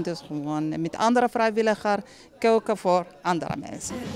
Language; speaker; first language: Dutch; non-native, learner; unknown